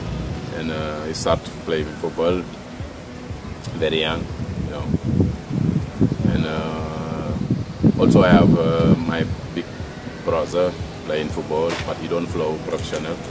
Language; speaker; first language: English; non-native, learner; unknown